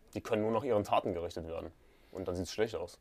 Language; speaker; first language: German; native; German